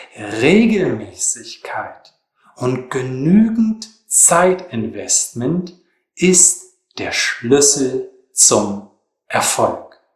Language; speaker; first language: German; native; German